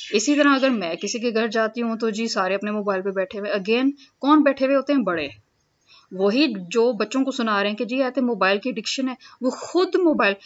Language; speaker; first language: Urdu; non-native, local second language; Punjabi